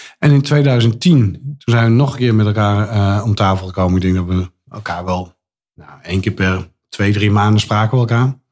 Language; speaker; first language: Dutch; native; Dutch